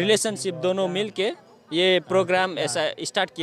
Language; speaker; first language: Hindi; non-native, learner; Nepali